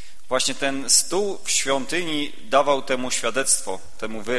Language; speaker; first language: Polish; native; Polish